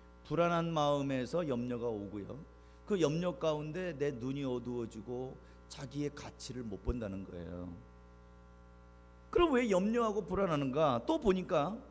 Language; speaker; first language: Korean; native; Korean